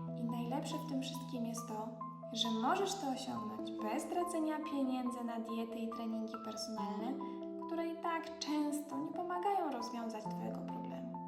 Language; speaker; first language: Polish; native; Polish